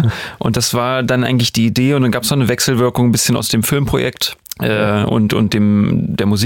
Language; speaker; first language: German; native; German